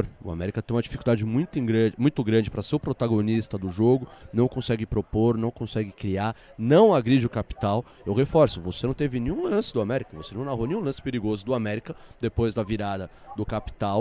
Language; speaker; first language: Portuguese; native; Portuguese